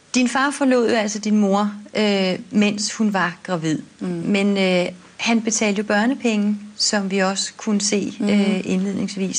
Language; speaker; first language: Danish; native; Danish